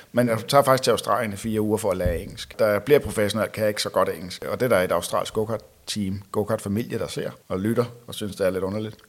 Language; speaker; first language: Danish; native; Danish